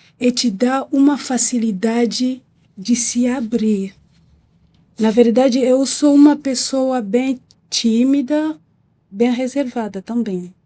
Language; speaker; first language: Portuguese; non-native, learner; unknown